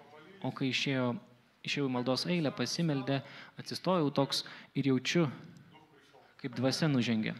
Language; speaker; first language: Lithuanian; native; Lithuanian